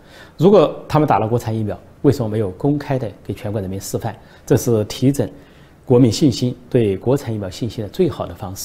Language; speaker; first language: Chinese; native; Chinese